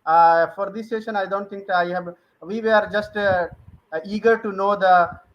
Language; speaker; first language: English; non-native, local second language; Hindi